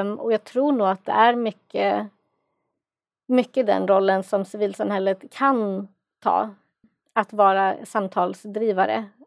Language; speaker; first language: Swedish; native; Swedish